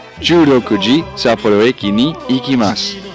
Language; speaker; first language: Japanese; non-native, learner; English